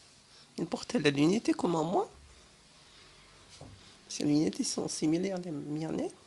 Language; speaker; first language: French; non-native, learner; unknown